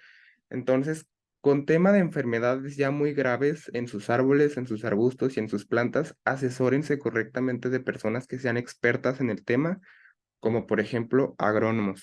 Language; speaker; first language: Spanish; native; Spanish